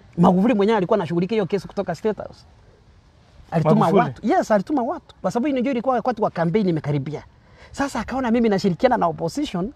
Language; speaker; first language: Swahili; non-native, local second language; Gusii